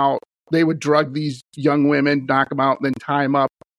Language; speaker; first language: English; native; English